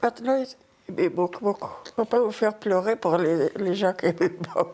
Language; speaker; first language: French; non-native, learner; Arabic